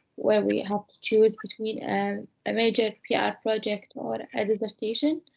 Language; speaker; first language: English; non-native, fluent; Arabic